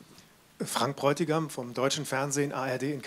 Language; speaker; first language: German; native; German